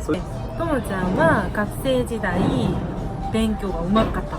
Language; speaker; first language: Japanese; non-native, fluent; Korean